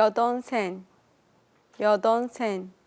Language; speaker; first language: Korean; non-native, learner; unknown